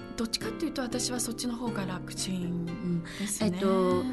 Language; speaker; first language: Japanese; non-native, fluent; Chinese